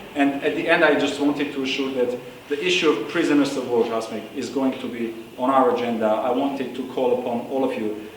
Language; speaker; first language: English; non-native, fluent; Armenian